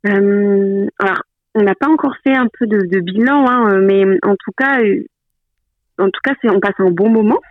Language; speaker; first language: French; native; French